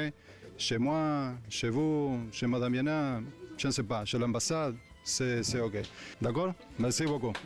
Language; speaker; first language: French; non-native, learner; Hebrew